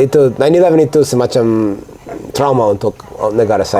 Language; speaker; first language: Indonesian; non-native, fluent; English